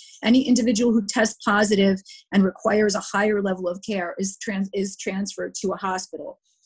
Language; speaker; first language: English; native; English